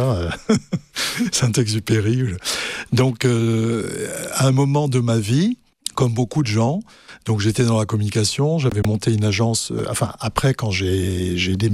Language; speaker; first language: French; native; French